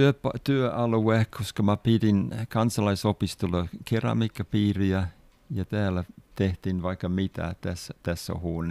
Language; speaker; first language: Finnish; non-native, fluent; English